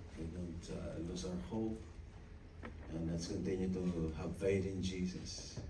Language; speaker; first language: English; non-native, local second language; Filipino